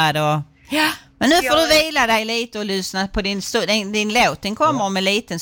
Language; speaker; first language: Swedish; native; Swedish